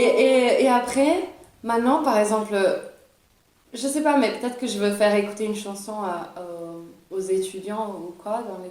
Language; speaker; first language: French; early bilingual, other home language; Italian